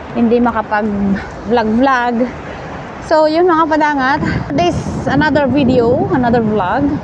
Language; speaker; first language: Filipino; non-native, local second language; Bikol